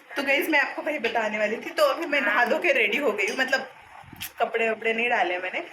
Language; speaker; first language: Hindi; non-native, local second language; Marathi